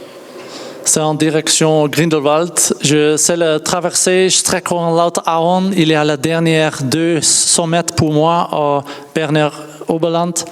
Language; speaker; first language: French; non-native, learner; Dutch